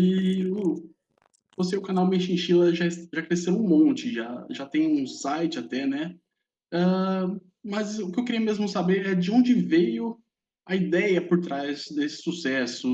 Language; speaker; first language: Portuguese; native; Portuguese